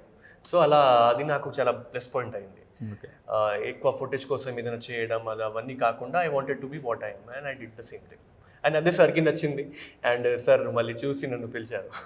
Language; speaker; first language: Telugu; non-native, fluent; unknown